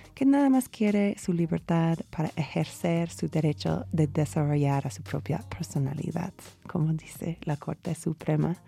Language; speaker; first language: Spanish; non-native, fluent; English